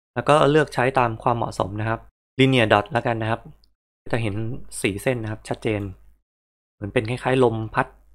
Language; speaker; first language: Thai; native; Thai